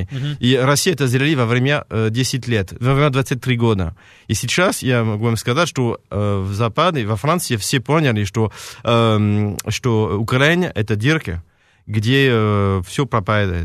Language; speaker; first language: Russian; non-native, fluent; French